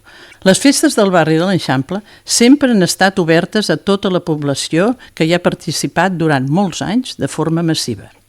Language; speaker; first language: Catalan; native; Catalan